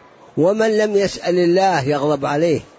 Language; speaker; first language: Arabic; native; Arabic